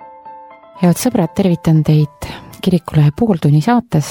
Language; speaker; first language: Estonian; native; Estonian